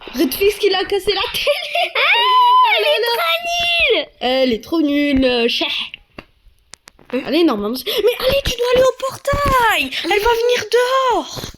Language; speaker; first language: French; native; French